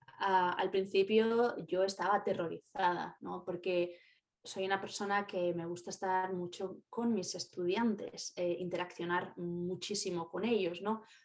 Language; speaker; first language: Spanish; native; Spanish